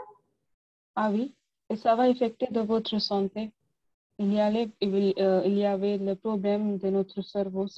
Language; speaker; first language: French; non-native, learner; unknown